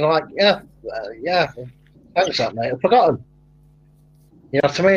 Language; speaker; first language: English; native; English